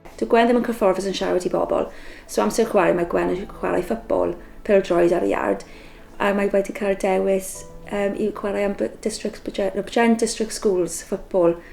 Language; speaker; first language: Welsh; non-native, local second language; English